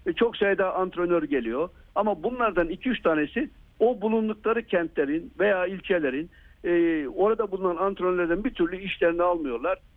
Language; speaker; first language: Turkish; native; Turkish